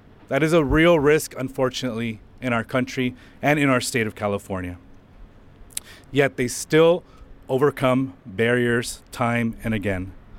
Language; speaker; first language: English; early bilingual, other home language; Spanish